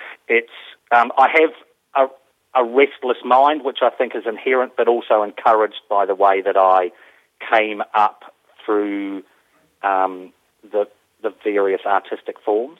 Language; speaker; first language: English; native; English